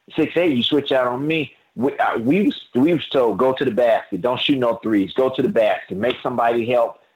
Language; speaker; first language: English; native; English